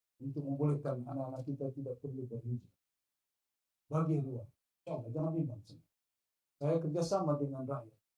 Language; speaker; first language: Malay; non-native, local second language; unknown